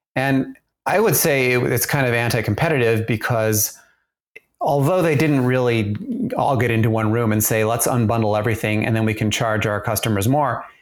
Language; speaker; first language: English; early bilingual, other home language; German